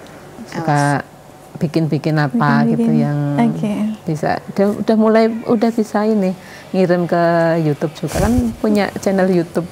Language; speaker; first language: Indonesian; native; Indonesian